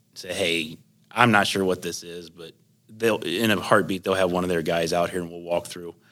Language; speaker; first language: English; native; English